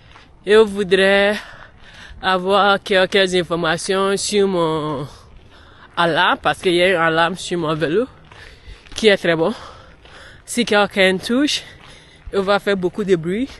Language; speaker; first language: French; non-native, learner; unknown